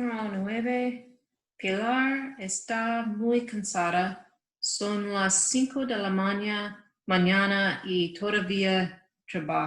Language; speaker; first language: Spanish; non-native, learner; English